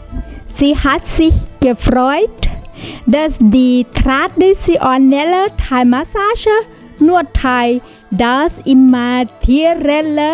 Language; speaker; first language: German; non-native, learner; Thai